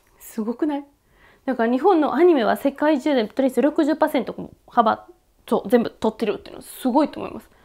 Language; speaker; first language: Japanese; non-native, fluent; Spanish